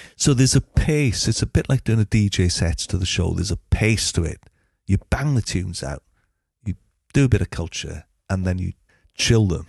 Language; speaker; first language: English; native; English